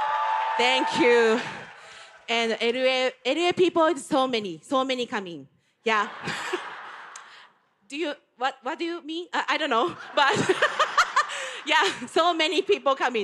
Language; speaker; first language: English; non-native, learner; Japanese